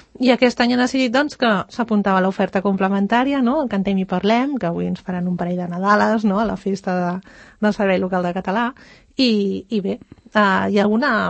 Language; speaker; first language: Catalan; native; Catalan